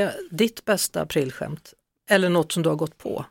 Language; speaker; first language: Swedish; native; Swedish